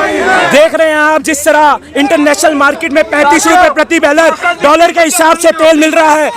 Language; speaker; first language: Hindi; native; Hindi